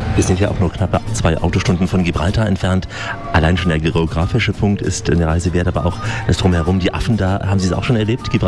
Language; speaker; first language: German; native; German